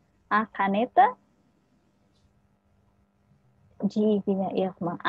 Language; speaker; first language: Portuguese; non-native, fluent; Indonesian